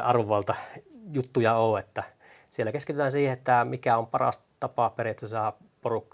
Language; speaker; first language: Finnish; native; Finnish